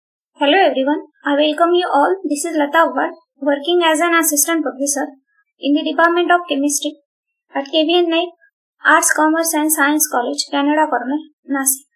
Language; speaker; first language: English; non-native, local second language; Marathi